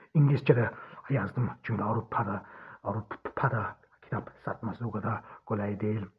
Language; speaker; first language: Turkish; early bilingual, heritage; German